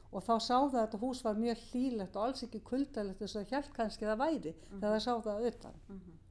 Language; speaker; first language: Icelandic; native; Icelandic